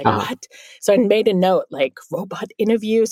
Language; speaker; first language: English; non-native, fluent; German